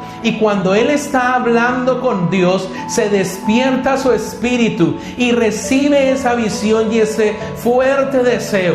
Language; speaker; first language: Spanish; native; Spanish